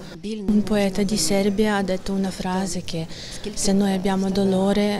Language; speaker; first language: Italian; non-native, fluent; Ukrainian